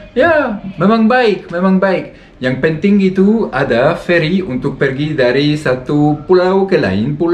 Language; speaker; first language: Indonesian; non-native, fluent; Croatian